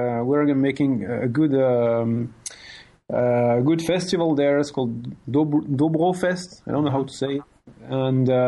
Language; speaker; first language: English; non-native, fluent; French